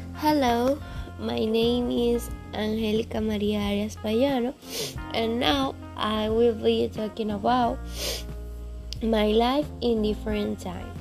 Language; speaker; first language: English; non-native, learner; Spanish